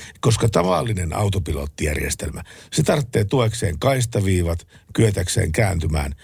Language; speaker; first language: Finnish; native; Finnish